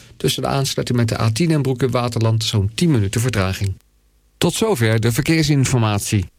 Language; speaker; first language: Dutch; native; Dutch